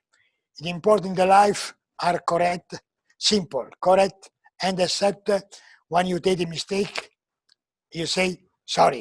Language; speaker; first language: English; non-native, learner; Italian